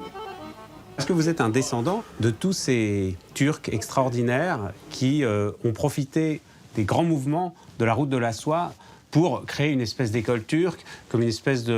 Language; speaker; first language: French; native; French